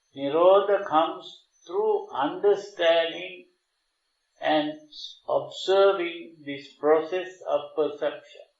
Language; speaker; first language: English; non-native, local second language; Sinhala